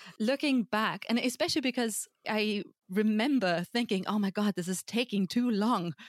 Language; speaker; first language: English; non-native, fluent; German